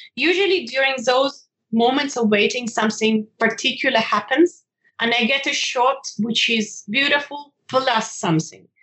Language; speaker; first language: English; non-native, fluent; Ukrainian